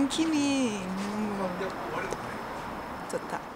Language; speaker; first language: Korean; non-native, learner; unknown